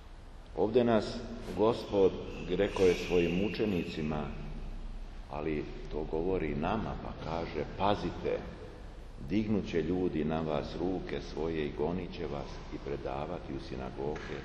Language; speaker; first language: Serbian; native; Serbian